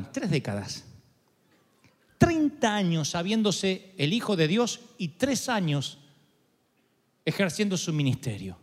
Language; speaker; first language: Spanish; native; Spanish